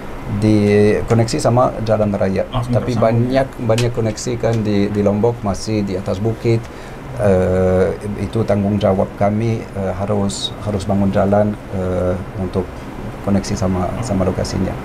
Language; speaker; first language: Indonesian; non-native, fluent; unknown